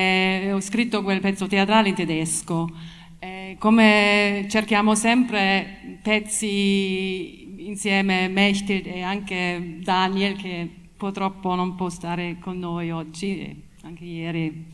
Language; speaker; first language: Italian; non-native, fluent; German